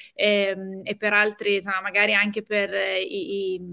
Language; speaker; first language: Italian; native; Italian